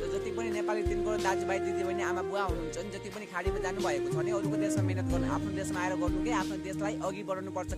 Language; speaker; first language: Nepali; native; Nepali